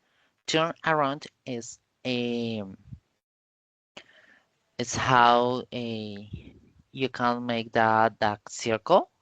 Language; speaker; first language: English; non-native, learner; Spanish